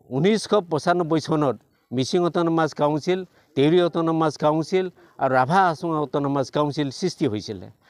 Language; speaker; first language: Assamese; non-native, local second language; Bodo